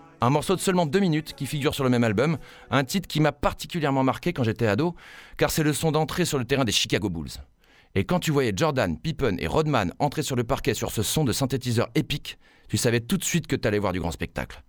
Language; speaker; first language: French; native; French